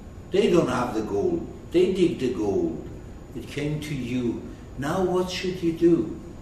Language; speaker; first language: English; non-native, fluent; Persian